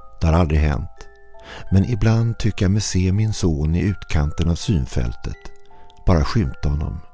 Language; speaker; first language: Swedish; native; Swedish